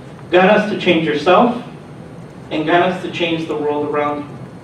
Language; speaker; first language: English; early bilingual, other home language; Spanish